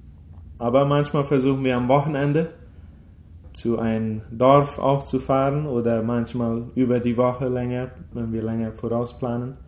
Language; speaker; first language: German; early bilingual, heritage; German